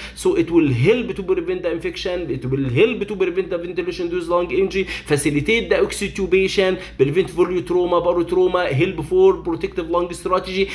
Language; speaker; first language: English; non-native, fluent; Arabic